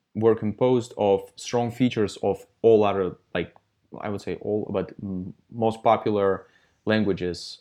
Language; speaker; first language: English; non-native, fluent; Russian